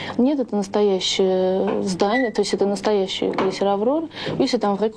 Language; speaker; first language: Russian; native; Russian